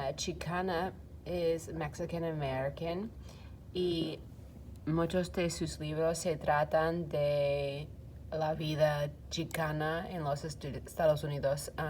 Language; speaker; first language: Spanish; non-native, fluent; English